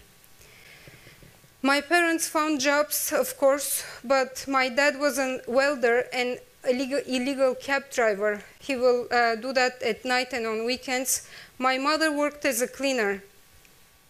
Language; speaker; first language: English; non-native, fluent; Turkish